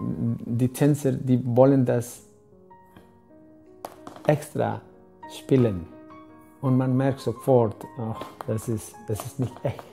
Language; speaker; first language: German; non-native, fluent; Spanish